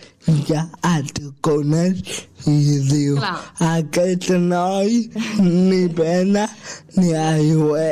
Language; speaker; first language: Catalan; non-native, local second language; Spanish